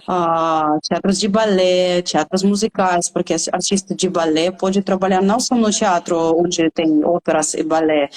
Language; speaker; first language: Portuguese; non-native, fluent; Russian